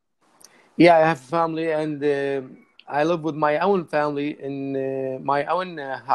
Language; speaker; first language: English; non-native, learner; Arabic